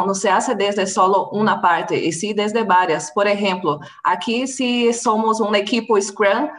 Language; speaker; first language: Spanish; non-native, fluent; Portuguese